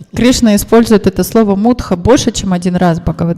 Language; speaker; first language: Russian; native; Russian